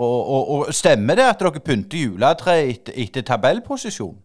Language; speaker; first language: Norwegian; native; Norwegian